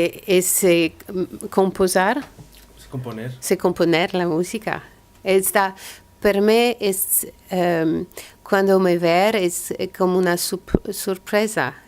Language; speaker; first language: Spanish; non-native, learner; French